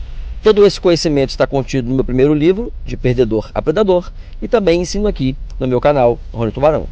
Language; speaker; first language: Portuguese; native; Portuguese